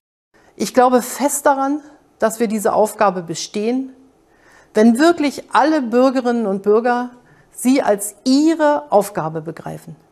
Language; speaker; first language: German; native; German